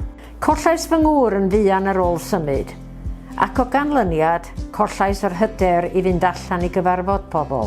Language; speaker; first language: Welsh; non-native, fluent; English